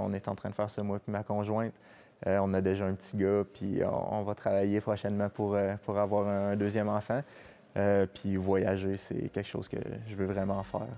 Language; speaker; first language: French; native; French